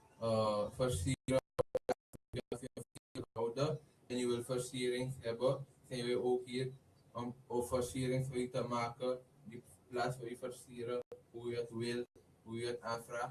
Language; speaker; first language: Dutch; non-native, learner; Haitian Creole